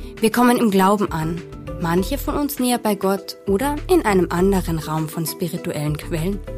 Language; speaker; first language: German; native; German